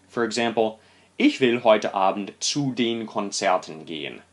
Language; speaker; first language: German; non-native, fluent; English